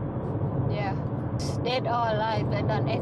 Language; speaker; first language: English; non-native, fluent; Thai